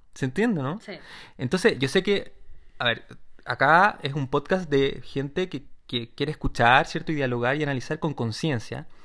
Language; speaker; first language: Spanish; native; Spanish